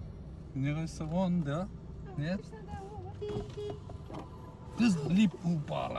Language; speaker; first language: Russian; non-native, learner; Turkish